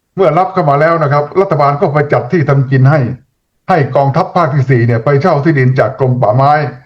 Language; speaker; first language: Thai; native; Thai